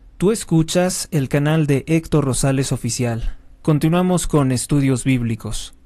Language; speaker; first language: Spanish; native; Spanish